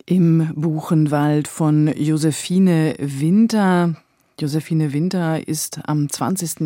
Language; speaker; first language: German; native; German